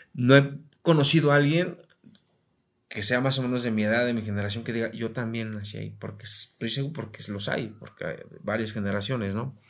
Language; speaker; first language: Spanish; native; Spanish